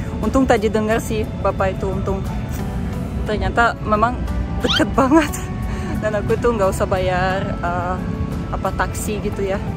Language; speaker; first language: Indonesian; non-native, fluent; Russian